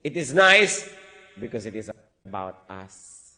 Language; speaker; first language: English; non-native, local second language; Filipino